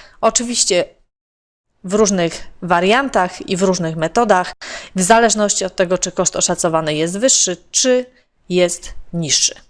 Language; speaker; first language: Polish; native; Polish